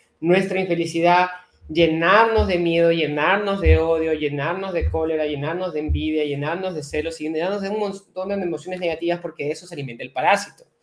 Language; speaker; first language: Spanish; native; Spanish